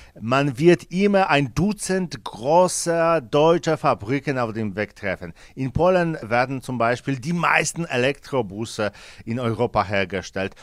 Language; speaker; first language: German; non-native, fluent; Polish